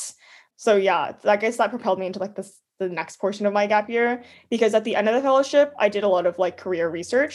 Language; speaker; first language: English; native; English